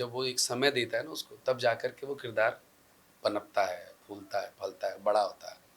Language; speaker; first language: Hindi; native; Hindi